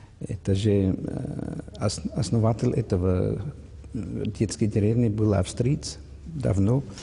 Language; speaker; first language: Russian; non-native, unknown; German